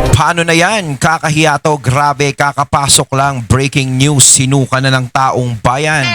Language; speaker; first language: Filipino; native; Filipino